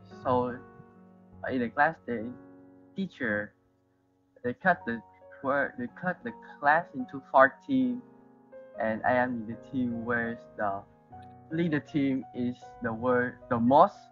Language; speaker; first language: English; non-native, learner; Vietnamese